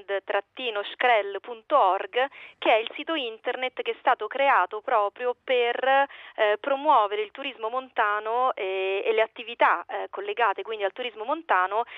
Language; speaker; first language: Italian; native; Italian